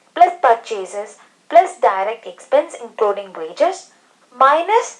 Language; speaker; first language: English; non-native, local second language; Malayalam